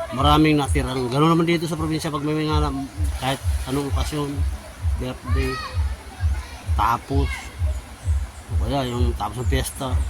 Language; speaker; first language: Filipino; non-native, local second language; Cebuano